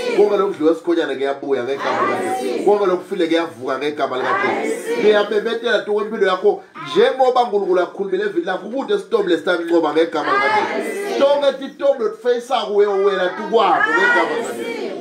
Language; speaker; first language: Zulu; non-native, local second language; Swati